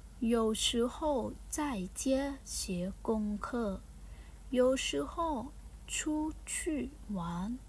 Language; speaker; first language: Chinese; non-native, fluent; Thai